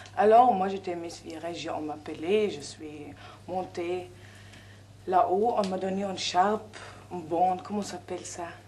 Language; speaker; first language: French; non-native, fluent; German